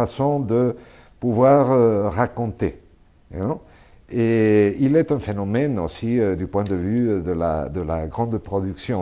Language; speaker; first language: French; non-native, fluent; Spanish